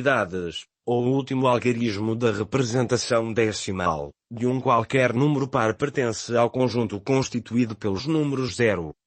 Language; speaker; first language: Portuguese; native; Portuguese